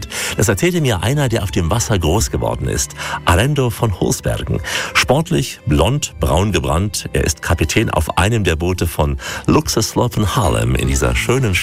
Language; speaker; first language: German; native; German